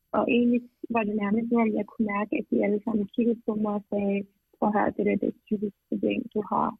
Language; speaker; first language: Danish; early bilingual, other home language; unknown